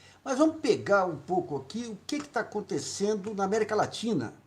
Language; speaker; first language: Portuguese; native; Portuguese